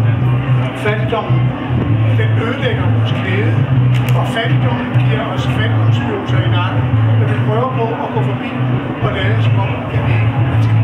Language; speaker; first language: Danish; native; Danish